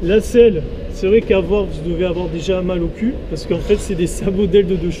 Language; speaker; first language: French; native; French